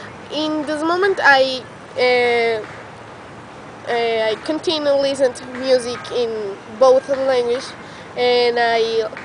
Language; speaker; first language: English; non-native, learner; Spanish